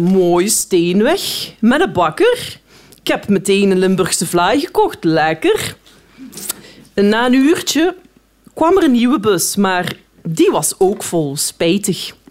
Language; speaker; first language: Dutch; native; Dutch